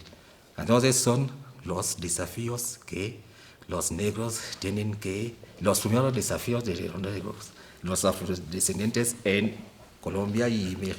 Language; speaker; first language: Spanish; non-native, fluent; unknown